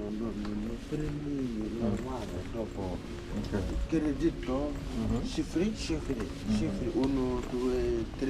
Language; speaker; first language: Italian; non-native, learner; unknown